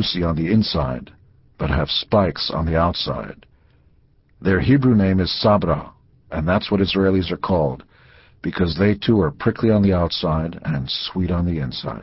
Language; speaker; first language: English; early bilingual, other home language; Hebrew